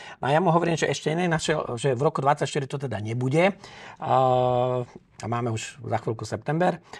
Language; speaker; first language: Slovak; native; Slovak